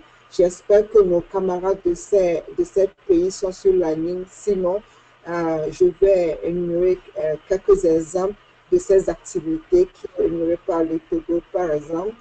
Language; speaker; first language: French; non-native, fluent; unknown